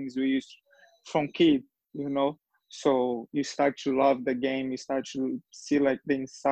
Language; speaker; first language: English; non-native, fluent; Portuguese